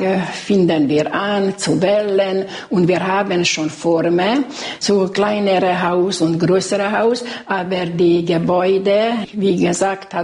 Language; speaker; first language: German; non-native, local second language; Hungarian